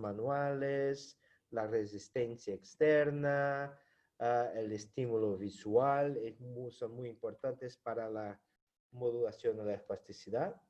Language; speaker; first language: Spanish; non-native, fluent; Portuguese